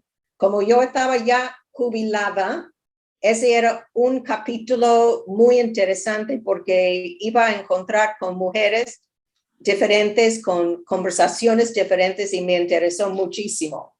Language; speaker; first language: Spanish; non-native, learner; English